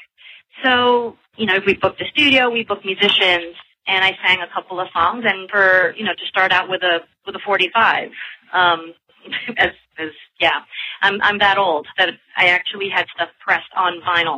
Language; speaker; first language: English; non-native, local second language; Filipino